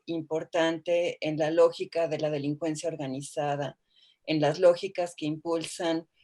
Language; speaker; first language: Spanish; native; Spanish